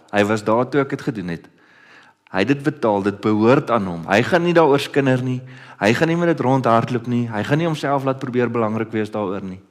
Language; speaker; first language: Afrikaans; early bilingual, other home language; Dutch